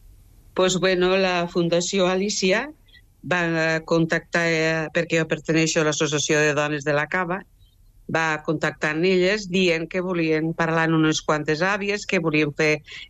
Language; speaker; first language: Catalan; native; Catalan